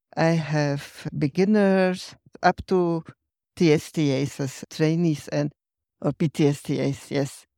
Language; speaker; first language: English; non-native, fluent; Hungarian